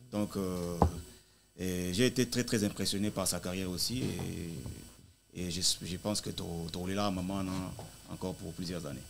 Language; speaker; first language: French; non-native, local second language; Lingala